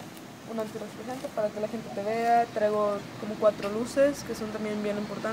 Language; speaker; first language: Spanish; native; Spanish